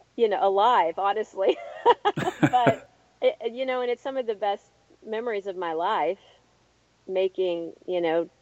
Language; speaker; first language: English; native; English